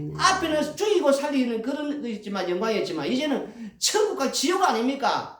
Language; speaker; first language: Korean; native; Korean